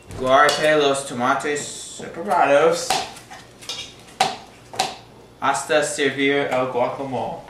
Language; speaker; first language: Spanish; non-native, learner; English